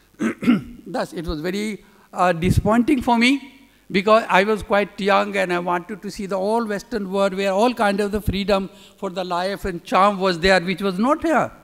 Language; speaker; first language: English; non-native, local second language; Urdu